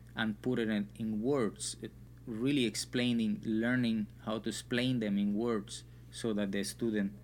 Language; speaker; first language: English; non-native, fluent; Spanish